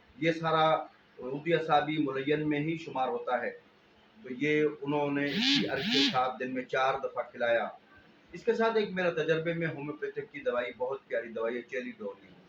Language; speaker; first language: Urdu; non-native, local second language; Sindhi